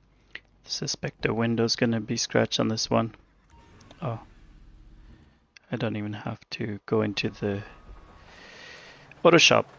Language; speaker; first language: English; native; English